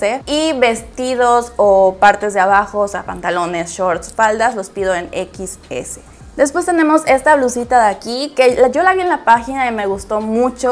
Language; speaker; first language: Spanish; native; Spanish